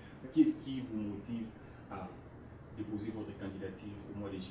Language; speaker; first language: French; non-native, local second language; Lingala